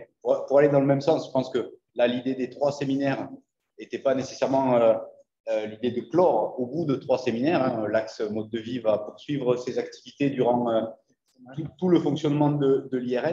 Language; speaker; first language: French; native; French